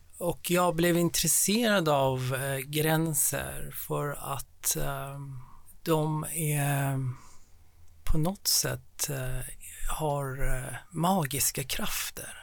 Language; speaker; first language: Swedish; non-native, fluent; Persian